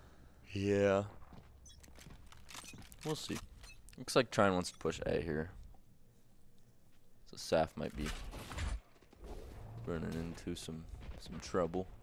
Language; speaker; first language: English; native; English